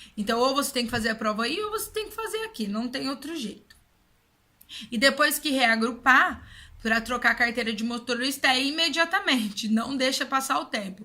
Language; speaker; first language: Portuguese; native; Portuguese